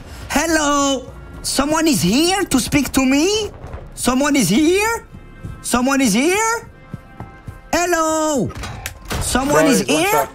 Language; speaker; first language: English; non-native, learner; French